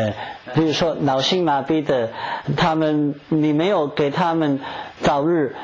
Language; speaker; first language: Chinese; non-native, fluent; English